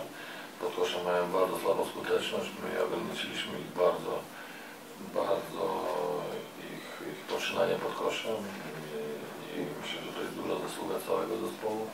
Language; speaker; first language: Polish; non-native, fluent; Lithuanian